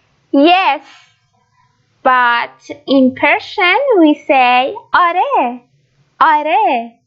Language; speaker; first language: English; non-native, learner; Persian